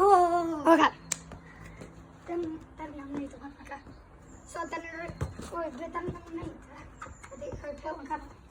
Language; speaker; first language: Welsh; native; Welsh